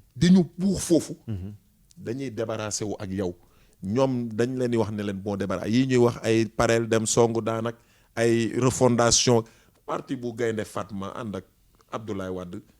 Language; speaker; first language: Wolof; native; Wolof